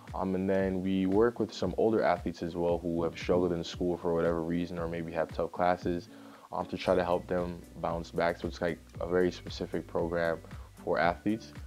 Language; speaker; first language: English; native; English